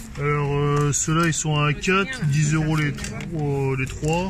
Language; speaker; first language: French; native; French